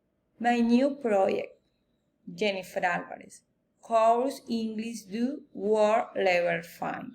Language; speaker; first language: English; non-native, learner; Spanish